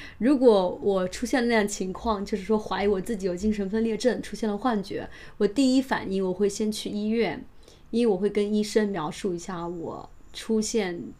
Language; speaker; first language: Chinese; native; Chinese